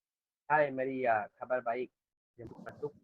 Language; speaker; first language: Indonesian; non-native, learner; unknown